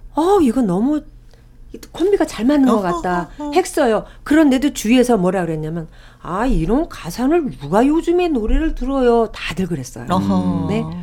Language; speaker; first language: Korean; native; Korean